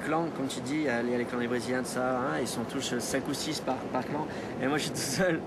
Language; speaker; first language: French; native; French